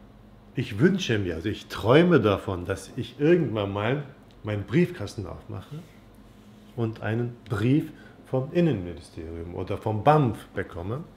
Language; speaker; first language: German; non-native, fluent; Turkish